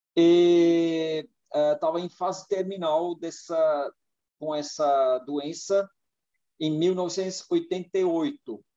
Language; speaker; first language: Portuguese; non-native, fluent; German